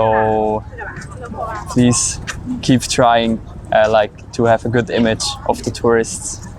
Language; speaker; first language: English; non-native, learner; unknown